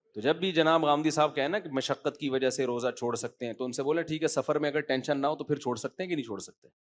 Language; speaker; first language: Urdu; native; Urdu